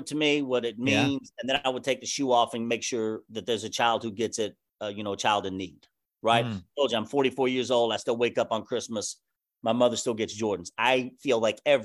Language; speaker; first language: English; native; English